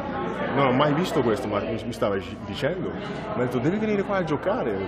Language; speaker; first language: Italian; non-native, fluent; English